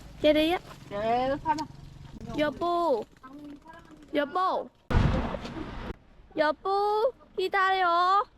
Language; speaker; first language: Korean; non-native, learner; Vietnamese